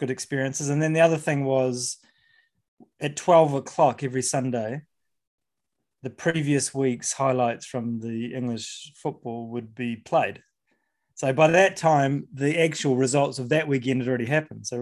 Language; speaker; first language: English; native; English